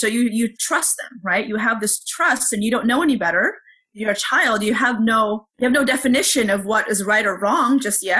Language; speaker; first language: English; early bilingual, other home language; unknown